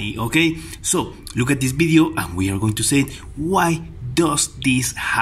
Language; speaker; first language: English; non-native, fluent; Spanish